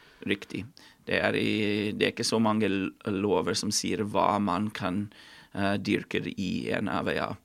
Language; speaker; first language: Norwegian; non-native, fluent; English